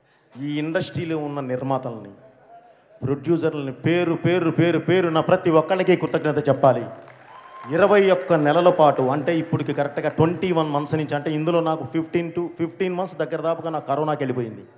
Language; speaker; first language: Telugu; native; Telugu